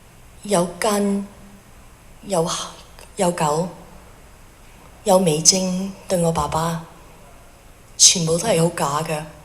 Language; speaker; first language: Cantonese; early bilingual, heritage; Cantonese